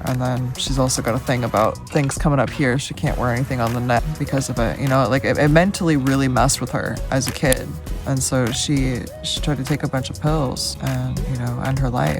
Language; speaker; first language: English; native; English